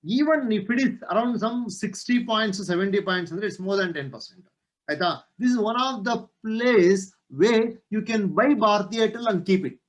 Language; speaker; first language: English; non-native, local second language; Kannada